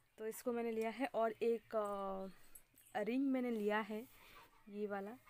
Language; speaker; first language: Hindi; non-native, local second language; Bangla